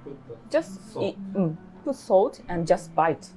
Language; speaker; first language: English; non-native, learner; Japanese